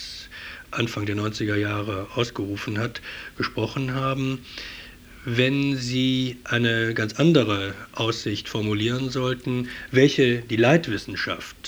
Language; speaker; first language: German; native; German